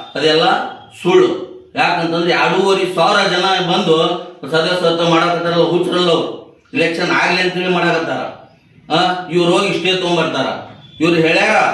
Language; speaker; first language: Kannada; non-native, local second language; Urdu